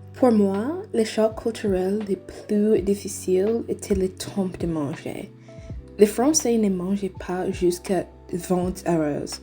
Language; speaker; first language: French; non-native, learner; English